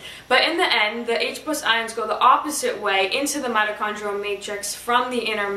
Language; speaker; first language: English; native; English